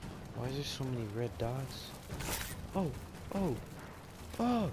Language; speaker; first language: English; native; English